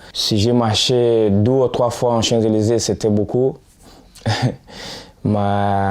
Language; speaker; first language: French; non-native, fluent; Portuguese